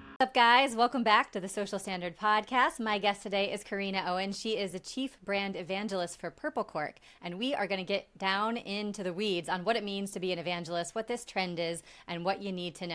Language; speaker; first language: English; native; English